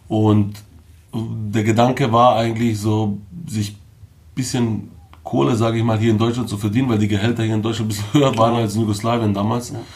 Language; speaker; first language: German; early bilingual, other home language; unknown